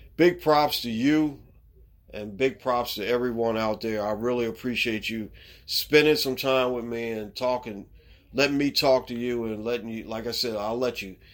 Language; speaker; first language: English; native; English